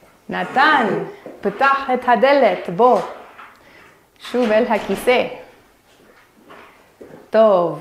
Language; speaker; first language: Hebrew; non-native, fluent; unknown